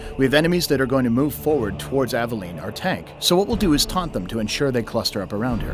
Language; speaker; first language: English; native; English